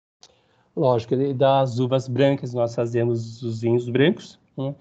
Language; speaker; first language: Portuguese; native; Portuguese